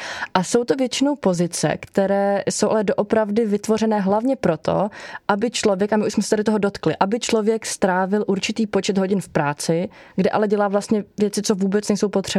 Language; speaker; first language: Czech; native; Czech